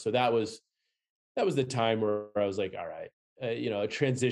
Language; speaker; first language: English; native; English